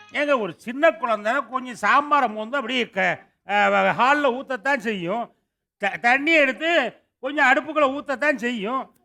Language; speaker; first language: Tamil; native; Tamil